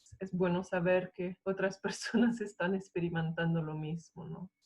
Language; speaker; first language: Spanish; non-native, fluent; English